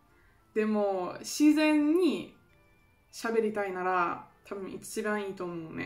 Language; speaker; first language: Japanese; non-native, fluent; German